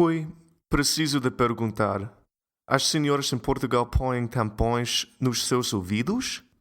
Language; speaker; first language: Portuguese; non-native, fluent; English